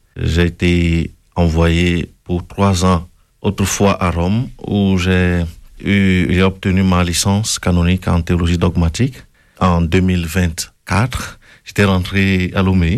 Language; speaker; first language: French; non-native, local second language; Ewe